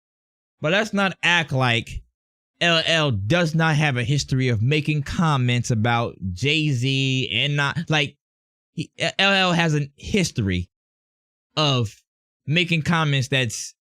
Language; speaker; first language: English; native; English